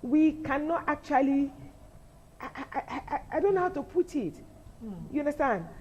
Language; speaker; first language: English; non-native, local second language; Yoruba